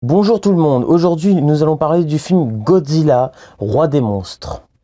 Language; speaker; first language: French; native; French